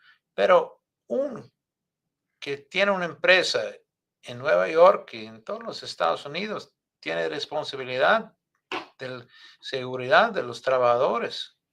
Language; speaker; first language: Spanish; non-native, fluent; English